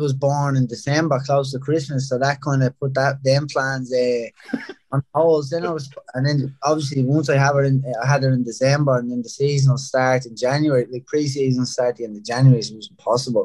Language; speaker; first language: English; native; English